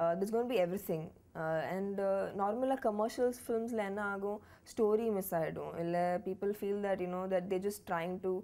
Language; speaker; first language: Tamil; non-native, learner; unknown